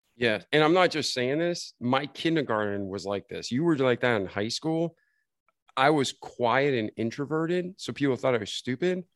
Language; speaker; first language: English; native; English